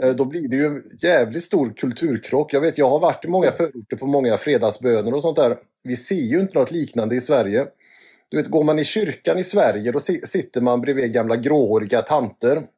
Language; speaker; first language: Swedish; native; Swedish